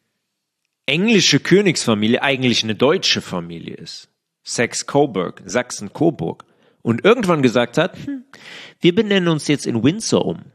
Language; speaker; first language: German; native; German